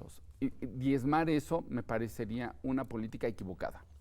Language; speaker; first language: Spanish; native; Spanish